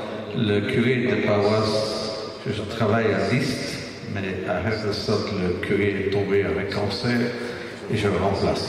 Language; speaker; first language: French; non-native, local second language; Dutch